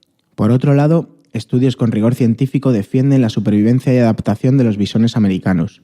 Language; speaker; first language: Spanish; native; Spanish